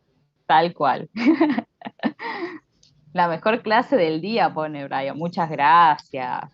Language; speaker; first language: Spanish; native; Spanish